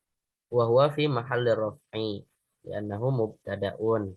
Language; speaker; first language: Arabic; non-native, fluent; Indonesian